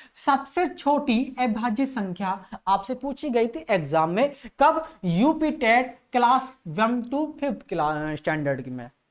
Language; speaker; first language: Hindi; native; Hindi